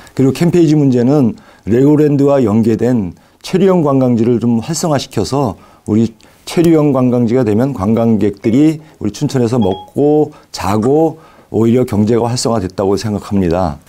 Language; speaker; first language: Korean; native; Korean